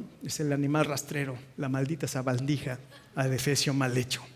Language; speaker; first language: Spanish; native; Spanish